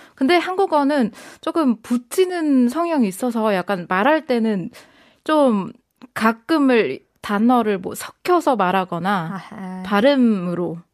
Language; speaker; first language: Korean; non-native, fluent; Vietnamese